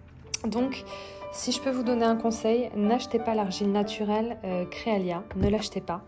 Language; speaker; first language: French; native; French